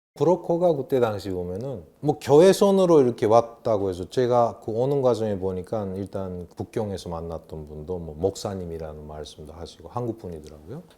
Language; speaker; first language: Korean; native; Korean